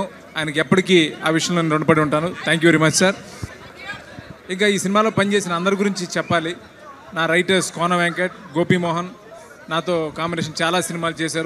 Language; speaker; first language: Telugu; native; Telugu